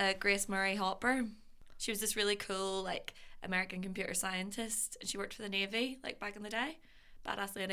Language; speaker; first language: English; native; English